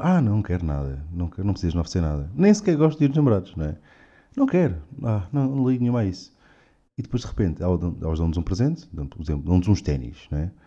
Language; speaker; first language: Portuguese; native; Portuguese